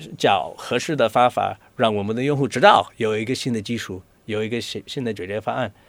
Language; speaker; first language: Chinese; non-native, fluent; English